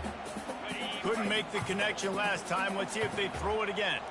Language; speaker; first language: English; native; English